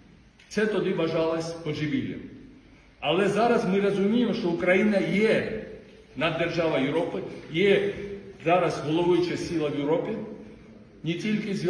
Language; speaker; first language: Ukrainian; non-native, fluent; Georgian